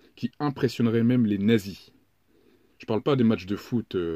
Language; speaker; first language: French; native; French